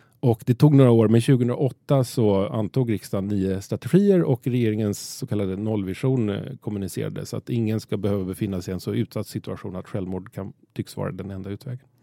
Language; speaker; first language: Swedish; native; Swedish